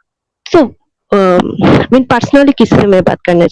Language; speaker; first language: Hindi; non-native, local second language; Bangla